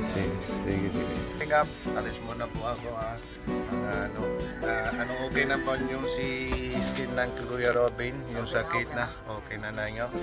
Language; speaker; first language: Filipino; non-native, learner; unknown